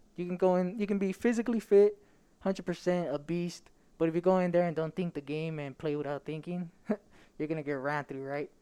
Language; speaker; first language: English; native; English